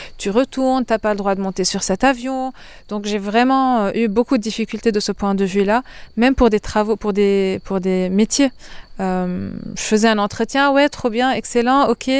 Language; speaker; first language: French; non-native, local second language; Arabic